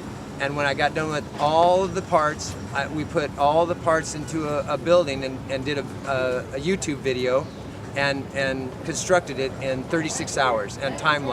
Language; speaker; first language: English; native; English